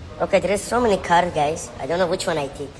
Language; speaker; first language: English; non-native, learner; Tajik